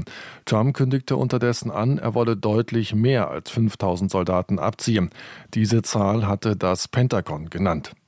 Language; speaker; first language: German; native; German